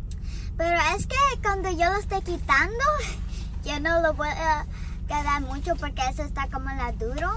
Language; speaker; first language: Spanish; early bilingual, heritage; Spanish